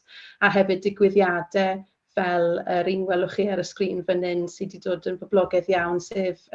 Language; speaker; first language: Welsh; native; Welsh